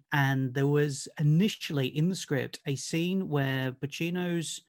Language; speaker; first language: English; native; English